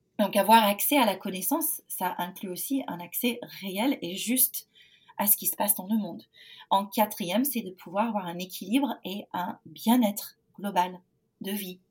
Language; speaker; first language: French; non-native, fluent; English